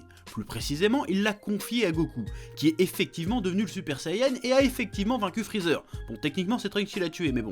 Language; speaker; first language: French; native; French